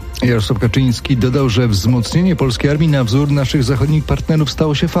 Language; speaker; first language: Polish; native; Polish